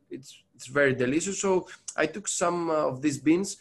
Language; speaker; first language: English; non-native, learner; Greek